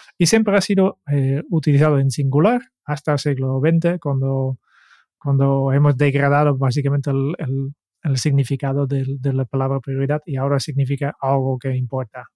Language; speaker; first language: Spanish; non-native, fluent; Dutch